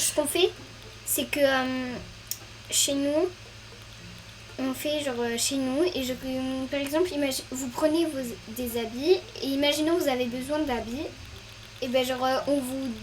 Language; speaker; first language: French; native; French